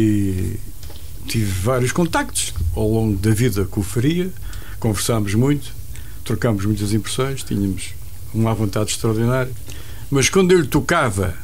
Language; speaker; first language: Portuguese; native; Portuguese